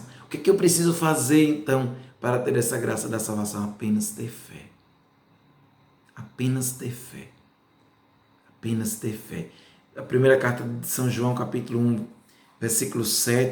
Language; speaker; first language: Portuguese; native; Portuguese